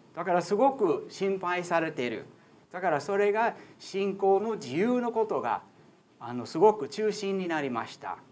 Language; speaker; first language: Japanese; non-native, fluent; English